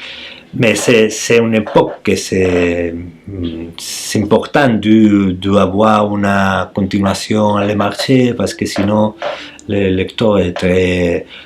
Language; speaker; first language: French; non-native, learner; Spanish